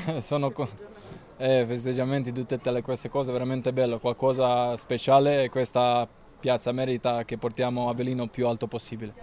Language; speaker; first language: Italian; non-native, fluent; Croatian